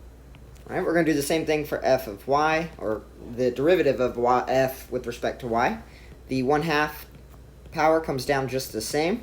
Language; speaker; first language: English; native; English